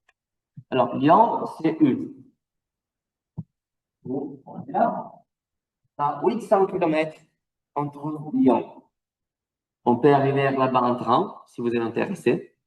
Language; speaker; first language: French; non-native, fluent; Italian